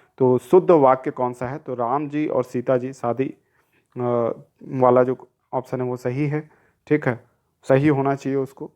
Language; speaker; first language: Hindi; native; Hindi